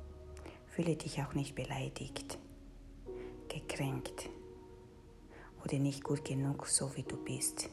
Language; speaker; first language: German; non-native, fluent; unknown